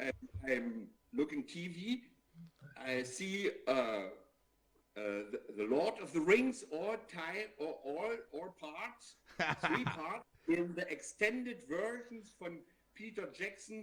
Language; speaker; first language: English; non-native, learner; German